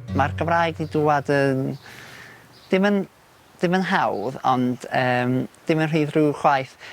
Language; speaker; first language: Welsh; non-native, fluent; English